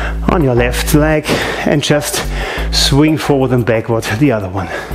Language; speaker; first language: English; non-native, fluent; German